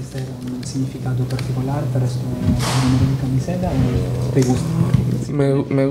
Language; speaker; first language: Italian; native; Italian